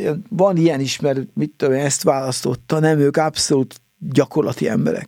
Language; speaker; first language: Hungarian; native; Hungarian